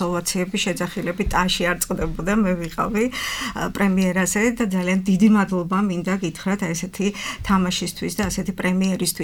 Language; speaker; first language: Georgian; native; Georgian